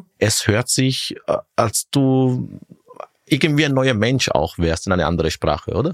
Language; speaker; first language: German; non-native, fluent; Italian